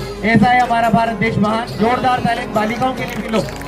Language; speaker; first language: Hindi; native; Hindi